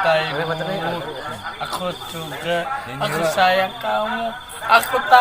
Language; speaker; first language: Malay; non-native, local second language; Sundanese